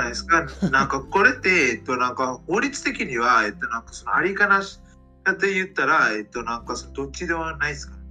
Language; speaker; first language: Japanese; non-native, fluent; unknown